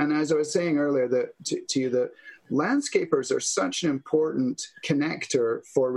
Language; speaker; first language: English; native; English